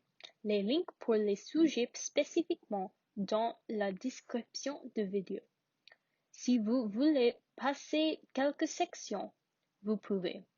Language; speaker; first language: French; non-native, learner; English